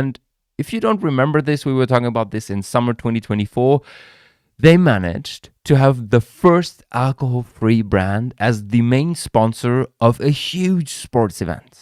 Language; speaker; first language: English; non-native, fluent; German